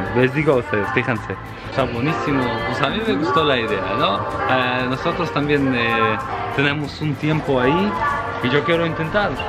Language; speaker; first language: Spanish; non-native, fluent; Hebrew